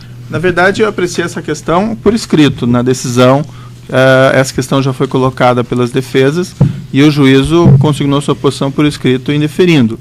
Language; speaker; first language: Portuguese; native; Portuguese